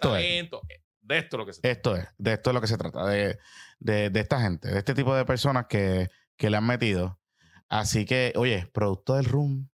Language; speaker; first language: Spanish; native; Spanish